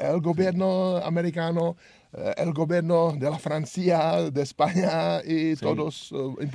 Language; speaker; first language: Spanish; non-native, learner; Czech